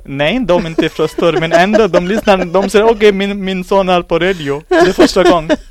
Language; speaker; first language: Swedish; non-native, learner; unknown